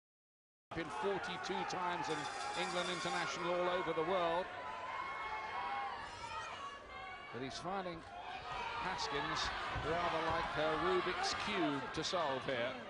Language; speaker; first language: English; native; English